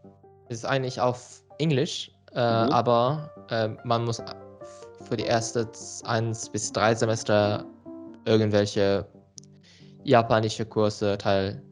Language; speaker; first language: German; non-native, learner; Indonesian